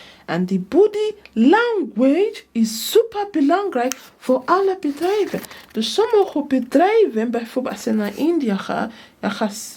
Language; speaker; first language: Dutch; non-native, learner; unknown